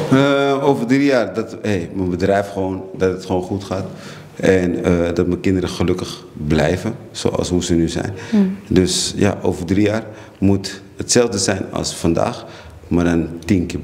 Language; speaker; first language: Dutch; native; Dutch